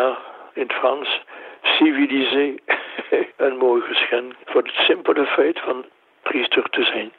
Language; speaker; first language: Dutch; non-native, local second language; French